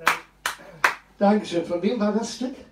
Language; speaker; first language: German; native; German